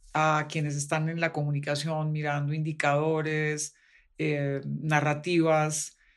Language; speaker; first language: Spanish; native; Spanish